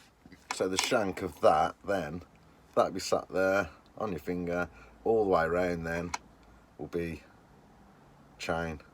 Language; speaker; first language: English; native; English